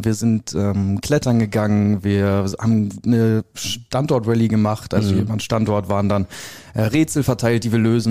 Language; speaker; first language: German; native; German